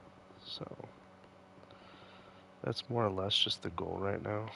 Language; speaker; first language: English; native; English